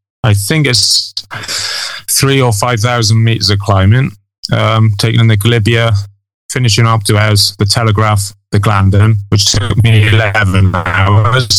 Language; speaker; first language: English; native; English